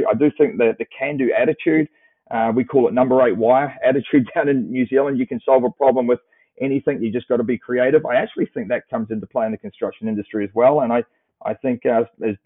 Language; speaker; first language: English; native; English